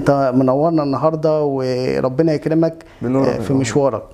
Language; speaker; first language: Arabic; native; Arabic